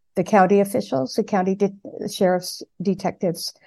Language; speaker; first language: English; native; English